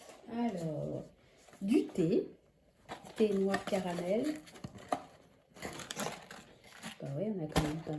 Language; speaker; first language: French; native; French